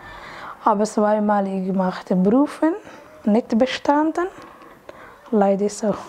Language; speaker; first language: German; non-native, learner; Somali